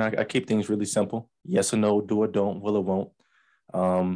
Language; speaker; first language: English; native; English